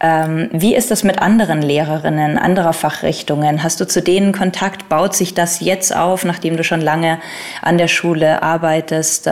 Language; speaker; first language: German; native; German